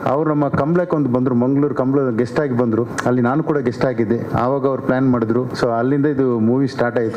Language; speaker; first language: Kannada; non-native, local second language; Tulu